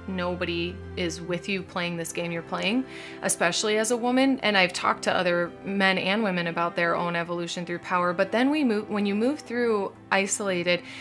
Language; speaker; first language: English; native; English